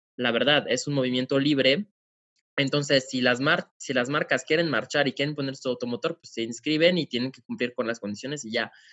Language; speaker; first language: Spanish; non-native, fluent; French